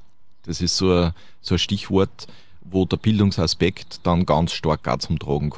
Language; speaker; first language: German; native; German